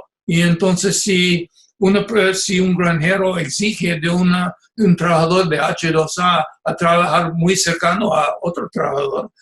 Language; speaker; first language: Spanish; non-native, fluent; English